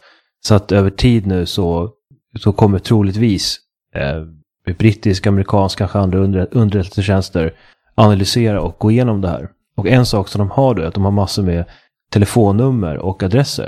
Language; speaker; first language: Swedish; native; Swedish